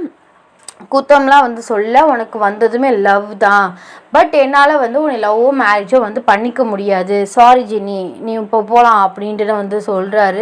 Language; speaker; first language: Tamil; native; Tamil